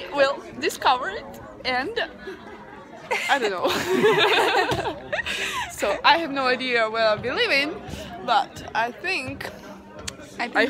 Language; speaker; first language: English; non-native, learner; Russian